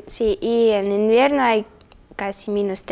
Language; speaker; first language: Spanish; non-native, learner; Russian